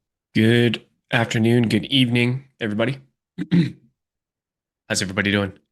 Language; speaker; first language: English; native; English